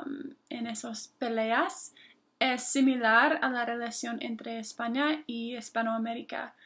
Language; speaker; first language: Spanish; non-native, fluent; English